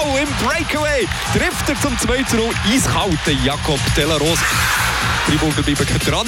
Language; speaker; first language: German; native; German